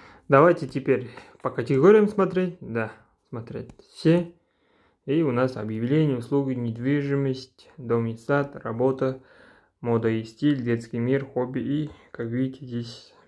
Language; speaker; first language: Russian; non-native, local second language; Kazakh